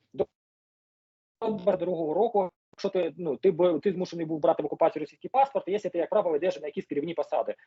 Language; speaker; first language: Ukrainian; non-native, local second language; Russian